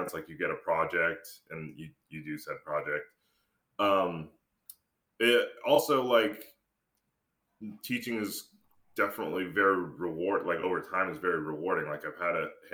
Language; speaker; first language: English; native; English